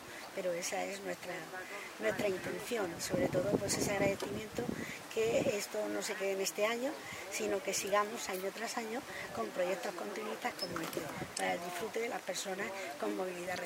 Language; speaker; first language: Spanish; native; Spanish